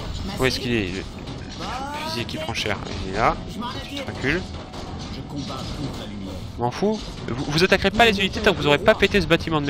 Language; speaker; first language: French; native; French